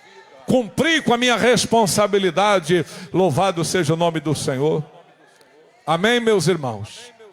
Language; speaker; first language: Portuguese; native; Portuguese